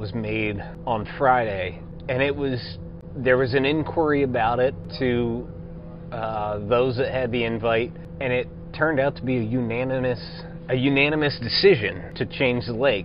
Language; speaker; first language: English; native; English